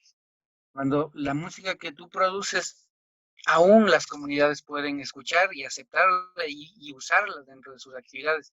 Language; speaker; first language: Spanish; non-native, local second language; Quechua